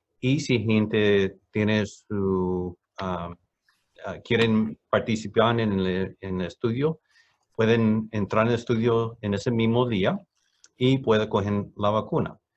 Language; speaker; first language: Spanish; non-native, fluent; English